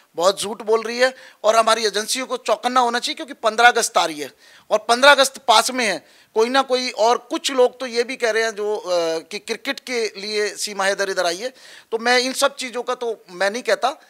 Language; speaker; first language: Hindi; native; Hindi